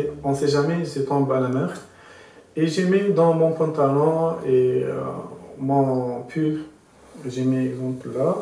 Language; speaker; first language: French; non-native, local second language; Arabic